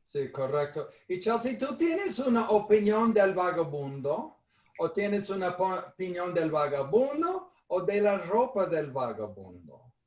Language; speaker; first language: Spanish; non-native, fluent; English